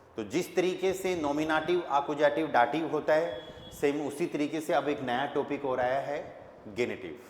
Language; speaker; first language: Hindi; native; Hindi